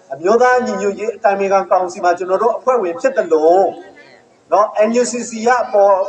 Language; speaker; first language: Burmese; non-native, local second language; S'gaw Karen